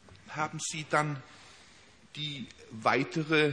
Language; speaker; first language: German; native; German